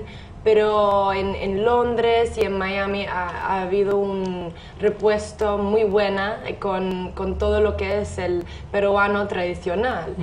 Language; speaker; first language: Spanish; non-native, fluent; English